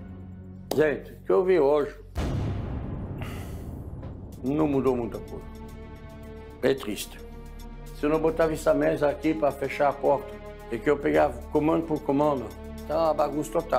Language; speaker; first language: Portuguese; non-native, fluent; French